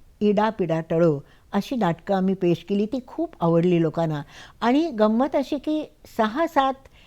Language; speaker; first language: Marathi; native; Marathi